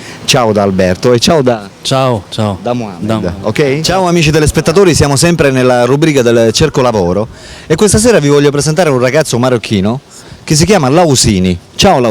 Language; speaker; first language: Italian; native; Italian